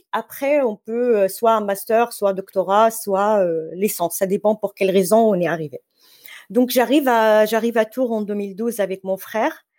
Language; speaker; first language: French; non-native, fluent; Arabic